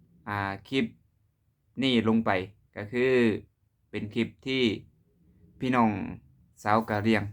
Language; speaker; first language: Thai; non-native, local second language; Lao